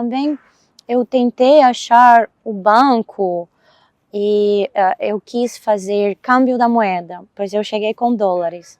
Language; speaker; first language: Portuguese; non-native, fluent; Russian